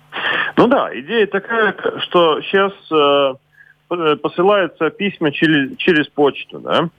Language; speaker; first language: Russian; non-native, local second language; Latvian